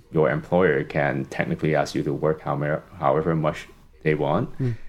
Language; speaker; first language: English; non-native, local second language; Cantonese